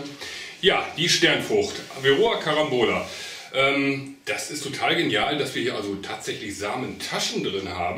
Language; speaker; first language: German; native; German